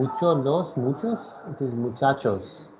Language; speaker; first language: Spanish; non-native, fluent; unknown